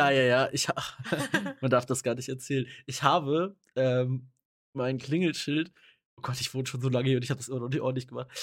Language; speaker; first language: German; native; German